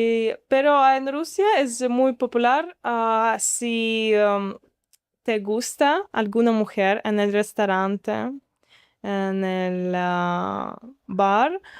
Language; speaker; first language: Spanish; non-native, learner; Russian